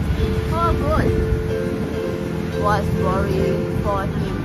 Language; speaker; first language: English; non-native, learner; Thai